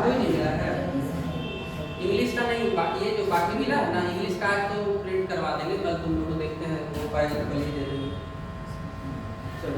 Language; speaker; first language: Hindi; native; Hindi